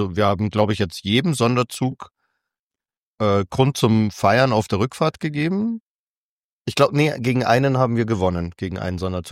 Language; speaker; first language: German; native; German